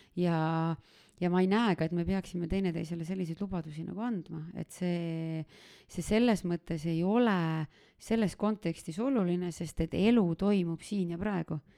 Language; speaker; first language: Estonian; native; Estonian